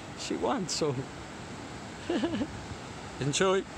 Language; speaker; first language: English; non-native, learner; Spanish